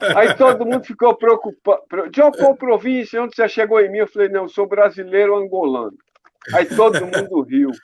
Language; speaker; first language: Portuguese; native; Portuguese